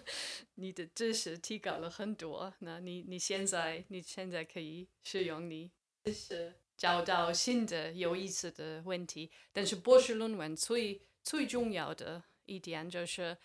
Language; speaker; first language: Chinese; non-native, fluent; English